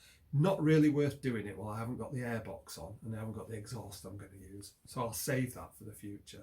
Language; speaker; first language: English; native; English